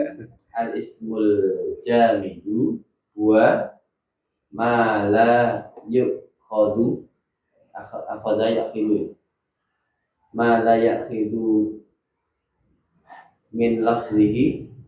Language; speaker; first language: Arabic; non-native, learner; Indonesian